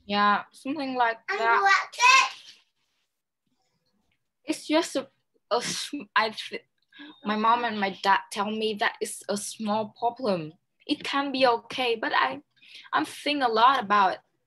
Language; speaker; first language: English; non-native, learner; Vietnamese